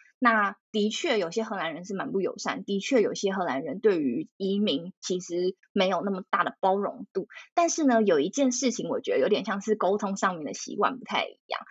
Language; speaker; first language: Chinese; native; Chinese